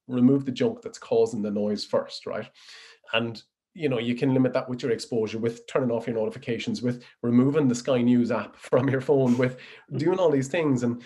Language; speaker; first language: English; native; English